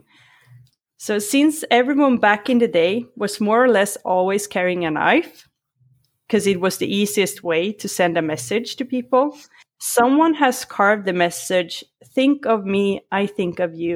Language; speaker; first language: English; non-native, fluent; Swedish